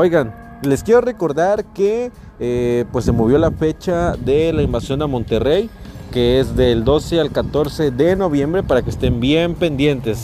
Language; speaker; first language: Spanish; native; Spanish